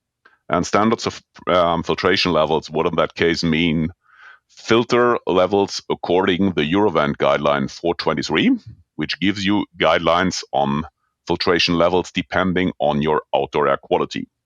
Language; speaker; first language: English; non-native, fluent; German